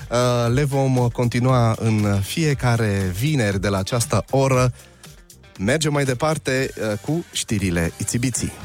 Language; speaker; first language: Romanian; native; Romanian